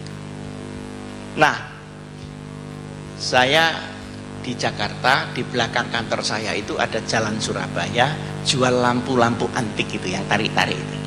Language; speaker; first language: Indonesian; non-native, local second language; Javanese